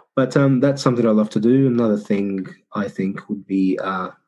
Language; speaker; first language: English; early bilingual, other home language; Arabic